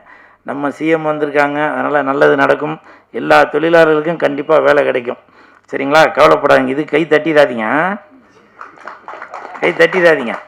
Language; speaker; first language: Tamil; native; Tamil